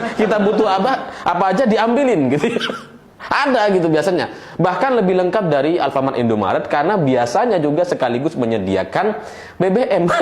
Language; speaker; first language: Indonesian; non-native, local second language; Madurese